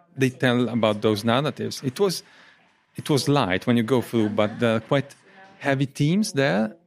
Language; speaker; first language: English; non-native, fluent; Italian